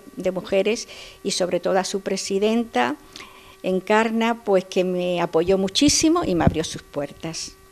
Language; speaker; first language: Spanish; native; Spanish